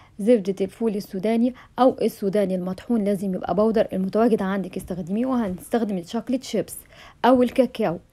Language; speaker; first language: Arabic; native; Arabic